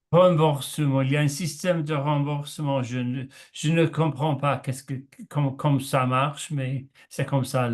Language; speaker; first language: French; non-native, learner; English